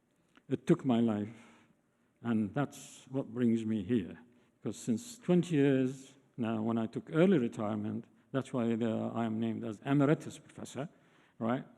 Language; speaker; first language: English; non-native, fluent; Arabic